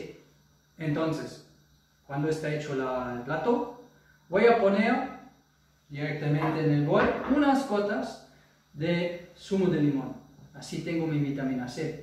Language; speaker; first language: Spanish; non-native, fluent; German